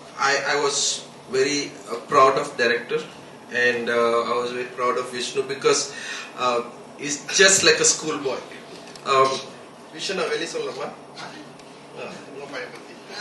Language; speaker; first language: English; non-native, local second language; Tamil